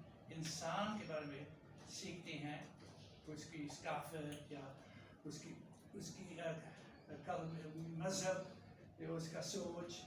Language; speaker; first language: Hindi; non-native, fluent; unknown